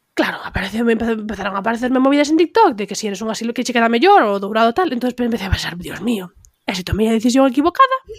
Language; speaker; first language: Galician; non-native, local second language; Spanish